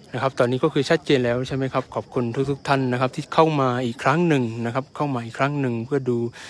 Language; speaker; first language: Thai; non-native, local second language; Malay